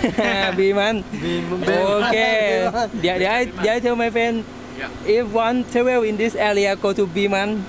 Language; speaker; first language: English; non-native, learner; Thai